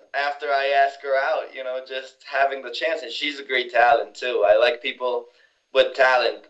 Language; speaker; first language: English; non-native, fluent; Spanish